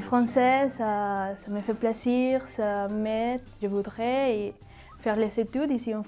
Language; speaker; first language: French; non-native, learner; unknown